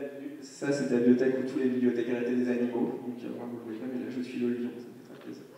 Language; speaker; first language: French; native; French